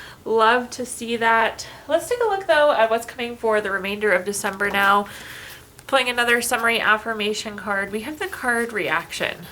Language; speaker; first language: English; native; English